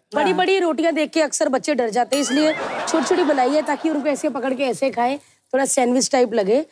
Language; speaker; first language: Hindi; native; Hindi